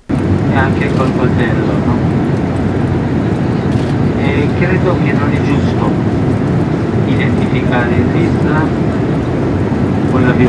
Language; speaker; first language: Italian; non-native, fluent; Spanish